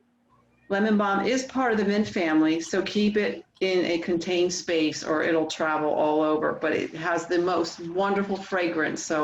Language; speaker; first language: English; native; English